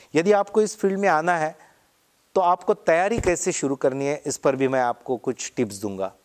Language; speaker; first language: Hindi; non-native, local second language; Marathi